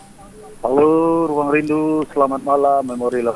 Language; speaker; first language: Indonesian; native; Indonesian